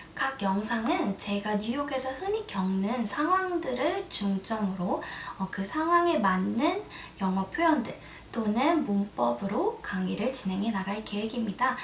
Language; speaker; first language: Korean; early bilingual, heritage; Korean